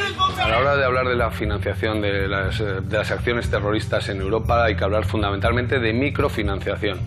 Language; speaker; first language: Spanish; native; Spanish